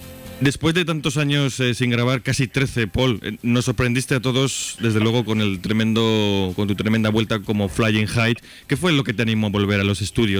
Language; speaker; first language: Spanish; native; Spanish